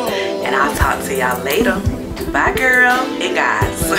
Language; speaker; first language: English; native; English